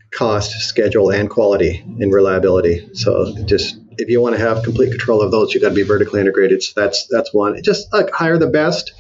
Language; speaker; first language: English; native; English